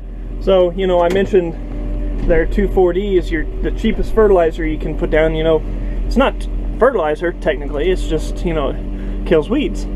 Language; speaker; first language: English; native; English